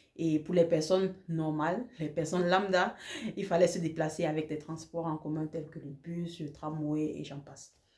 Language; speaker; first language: French; native; French